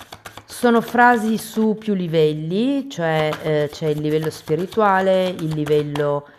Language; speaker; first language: Italian; native; Italian